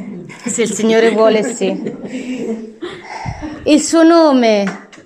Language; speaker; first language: Italian; native; Italian